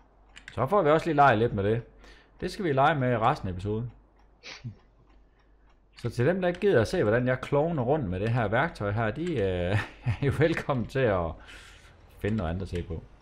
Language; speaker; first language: Danish; native; Danish